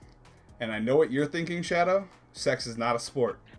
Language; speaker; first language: English; native; English